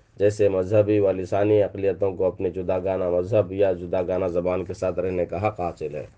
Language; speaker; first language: Urdu; native; Urdu